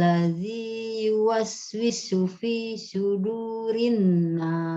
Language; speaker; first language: Arabic; non-native, learner; Indonesian